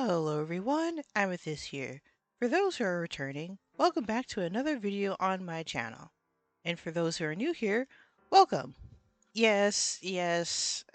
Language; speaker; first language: English; native; English